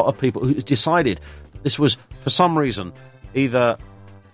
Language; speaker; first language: English; native; English